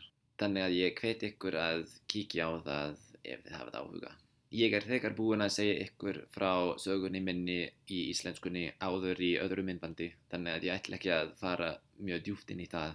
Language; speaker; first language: Icelandic; non-native, fluent; English